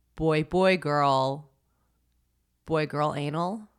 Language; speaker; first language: English; native; English